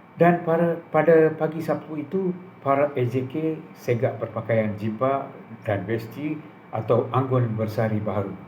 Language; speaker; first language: Malay; non-native, local second language; Tamil